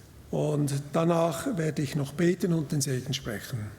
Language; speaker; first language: German; native; German